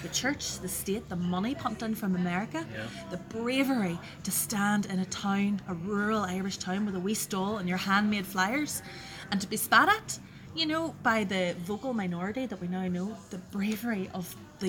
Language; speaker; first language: English; native; English